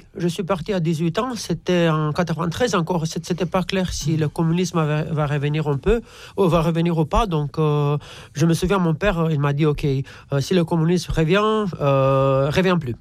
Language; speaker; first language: French; non-native, fluent; Romanian